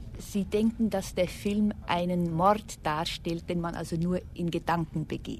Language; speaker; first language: German; native; German